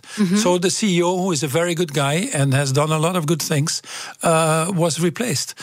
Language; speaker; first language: English; non-native, fluent; Dutch